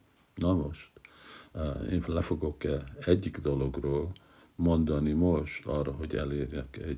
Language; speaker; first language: Hungarian; non-native, fluent; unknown